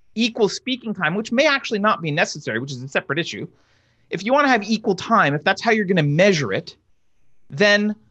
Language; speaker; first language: English; native; English